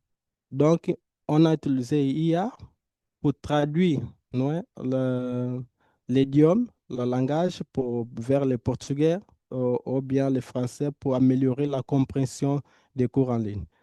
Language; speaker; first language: French; non-native, fluent; Portuguese